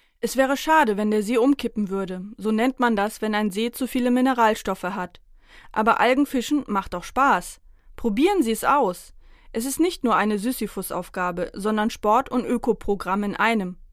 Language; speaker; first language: German; native; German